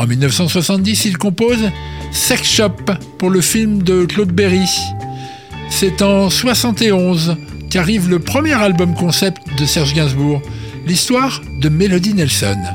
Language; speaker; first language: French; native; French